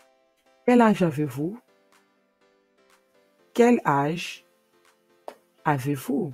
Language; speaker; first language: French; non-native, fluent; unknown